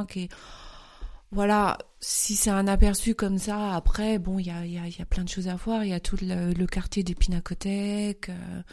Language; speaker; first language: French; native; French